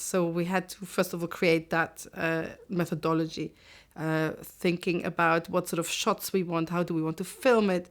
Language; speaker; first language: English; non-native, fluent; German